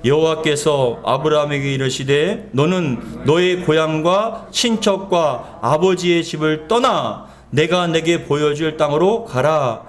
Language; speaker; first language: Korean; native; Korean